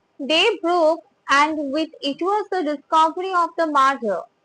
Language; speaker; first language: English; non-native, local second language; Bangla